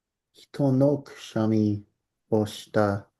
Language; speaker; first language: Japanese; non-native, learner; English